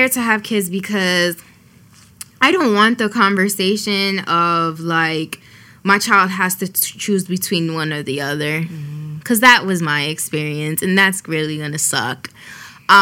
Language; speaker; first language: English; early bilingual, other home language; Spanish